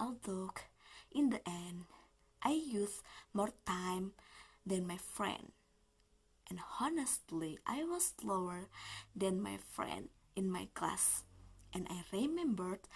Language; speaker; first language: English; non-native, learner; Indonesian